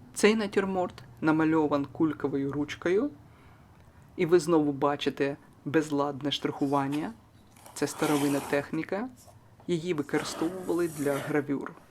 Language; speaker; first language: Ukrainian; non-native, local second language; Russian